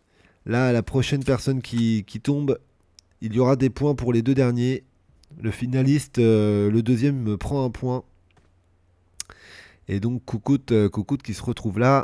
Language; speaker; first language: French; native; French